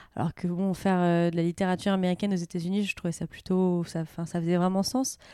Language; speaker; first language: French; native; French